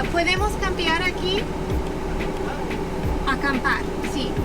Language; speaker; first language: Spanish; non-native, learner; English